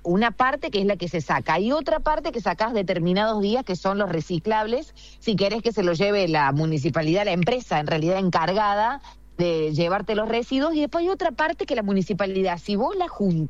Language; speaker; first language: Spanish; native; Spanish